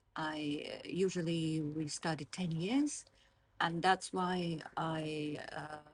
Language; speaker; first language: English; non-native, fluent; Azerbaijani